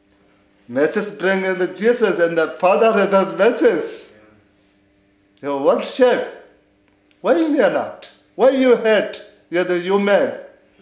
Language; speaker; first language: English; non-native, learner; Baluchi